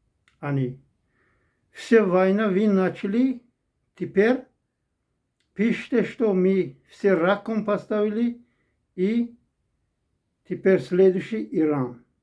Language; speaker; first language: Russian; non-native, fluent; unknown